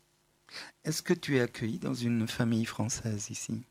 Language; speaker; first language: French; native; French